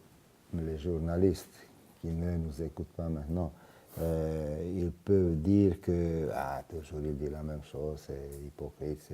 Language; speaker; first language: French; non-native, fluent; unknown